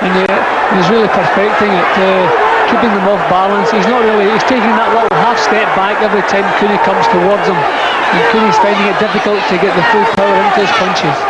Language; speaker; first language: English; native; English